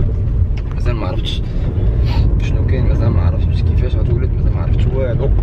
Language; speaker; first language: Arabic; native; Arabic